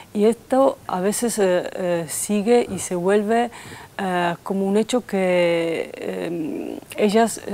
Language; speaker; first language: Spanish; non-native, fluent; Italian